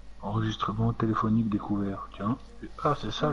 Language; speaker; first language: French; native; French